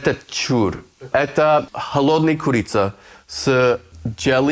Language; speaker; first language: Russian; non-native, learner; English